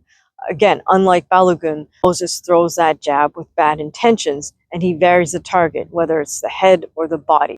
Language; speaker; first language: English; native; English